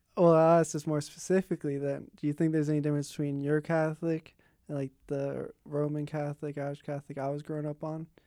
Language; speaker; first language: English; native; English